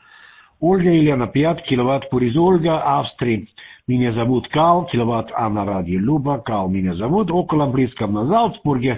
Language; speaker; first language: Russian; non-native, learner; German